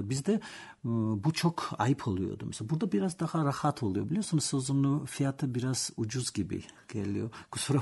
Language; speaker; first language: Turkish; non-native, learner; Georgian